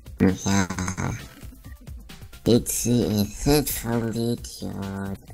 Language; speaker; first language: German; native; German